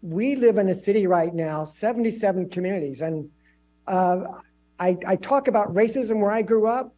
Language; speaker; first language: English; native; English